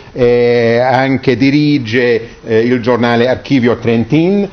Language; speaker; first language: Italian; non-native, fluent; English